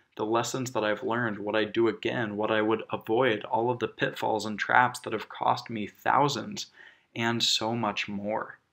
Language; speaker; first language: English; native; English